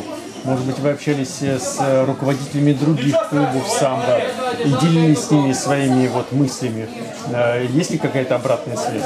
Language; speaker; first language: Russian; native; Russian